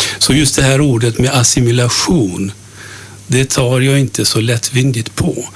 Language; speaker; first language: Swedish; early bilingual, other home language; Turkish